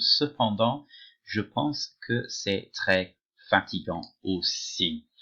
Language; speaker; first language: French; non-native, fluent; English